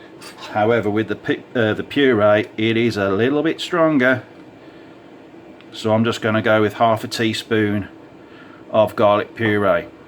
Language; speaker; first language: English; native; English